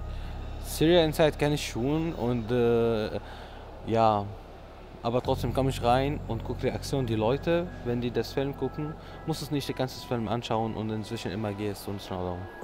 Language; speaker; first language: German; non-native, fluent; Arabic